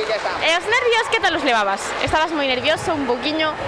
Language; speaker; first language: Galician; native; Galician